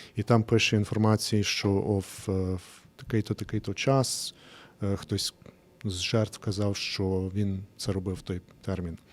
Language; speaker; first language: Ukrainian; early bilingual, heritage; English